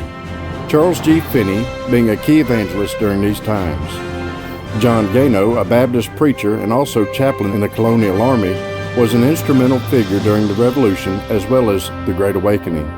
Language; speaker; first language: English; native; English